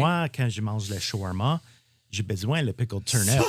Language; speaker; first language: French; non-native, learner; English